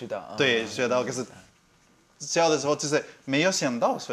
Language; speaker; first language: Chinese; non-native, fluent; Spanish